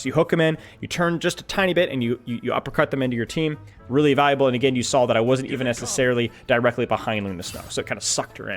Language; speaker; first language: English; native; English